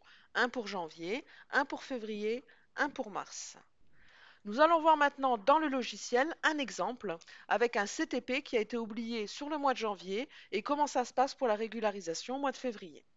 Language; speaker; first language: French; native; French